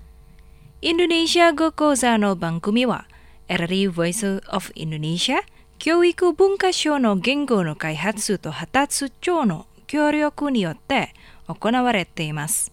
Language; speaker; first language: Japanese; non-native, fluent; Indonesian